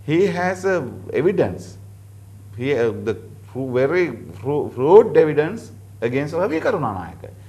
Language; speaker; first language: English; non-native, local second language; Sinhala